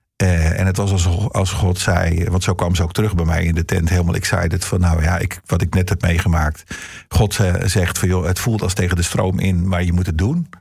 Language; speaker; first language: Dutch; early bilingual, heritage; Dutch